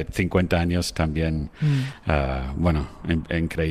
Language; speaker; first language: Spanish; non-native, fluent; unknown